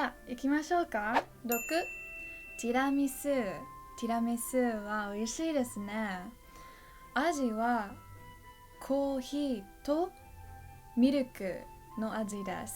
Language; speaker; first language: Japanese; non-native, learner; English